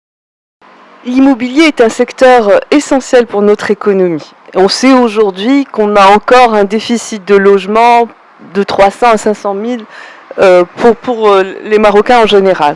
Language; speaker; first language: French; non-native, local second language; Arabic